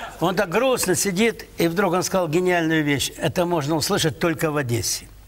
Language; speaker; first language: Russian; native; Russian